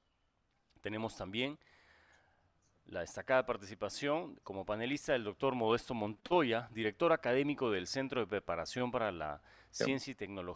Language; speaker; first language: Spanish; native; Spanish